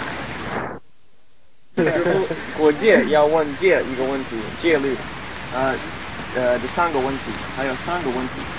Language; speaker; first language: Chinese; non-native, fluent; English